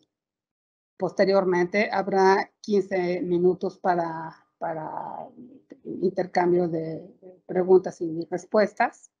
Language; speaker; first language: Spanish; native; Spanish